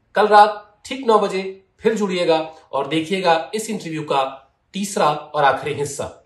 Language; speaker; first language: Hindi; native; Hindi